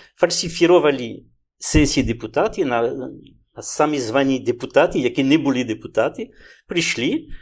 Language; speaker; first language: Ukrainian; non-native, learner; French